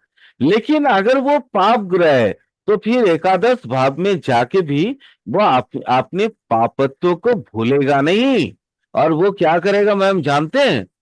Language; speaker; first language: Hindi; native; Hindi